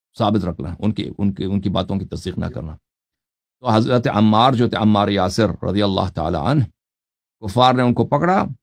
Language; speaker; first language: Urdu; native; Urdu